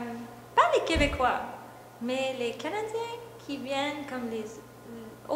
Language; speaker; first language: French; non-native, local second language; English